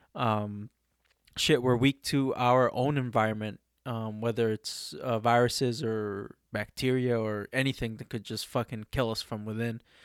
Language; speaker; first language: English; early bilingual, other home language; Arabic